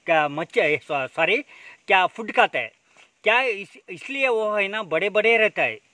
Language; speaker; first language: Hindi; non-native, local second language; Kannada